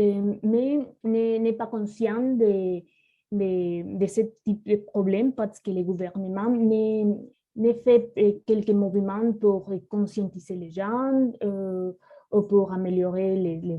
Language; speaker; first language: French; non-native, learner; Spanish